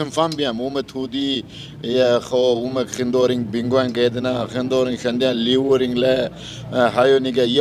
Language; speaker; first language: Chinese; non-native, learner; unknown